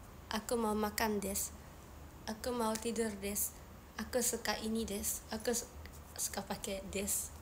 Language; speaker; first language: Indonesian; non-native, learner; Japanese